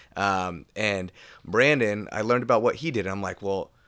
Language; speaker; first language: English; native; English